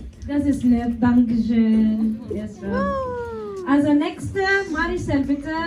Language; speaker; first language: German; non-native, fluent; Filipino